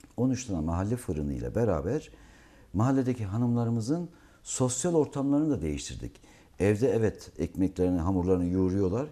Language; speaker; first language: Turkish; native; Turkish